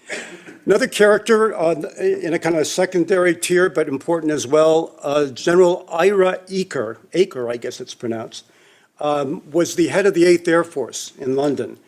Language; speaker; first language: English; native; English